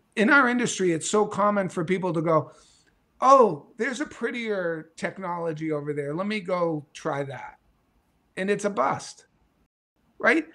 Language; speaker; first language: English; native; English